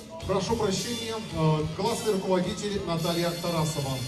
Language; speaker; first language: Russian; native; Russian